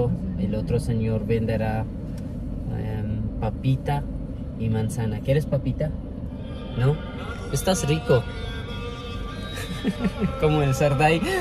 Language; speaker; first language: Spanish; non-native, learner; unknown